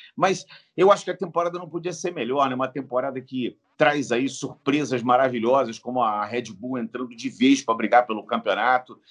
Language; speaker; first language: Portuguese; native; Portuguese